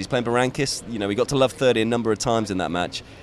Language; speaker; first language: English; native; English